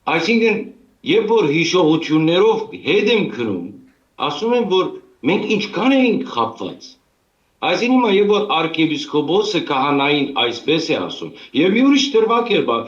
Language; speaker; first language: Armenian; early bilingual, heritage; Armenian